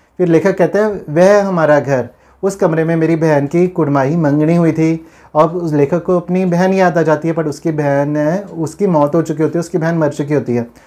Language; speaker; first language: Hindi; non-native, local second language; Punjabi